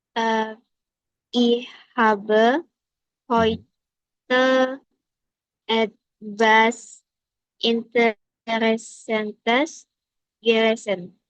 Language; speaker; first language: German; non-native, learner; Indonesian